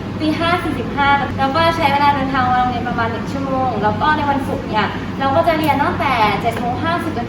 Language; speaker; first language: Thai; native; Thai